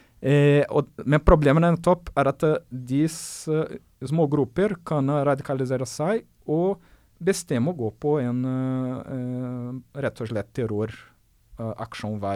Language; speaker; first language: Norwegian; non-native, fluent; Portuguese